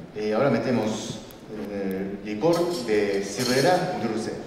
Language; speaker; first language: Spanish; non-native, learner; Japanese